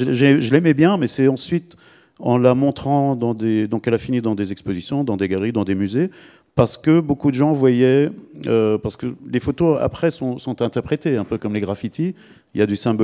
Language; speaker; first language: French; native; French